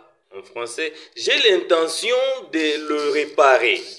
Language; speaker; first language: French; non-native, local second language; Swahili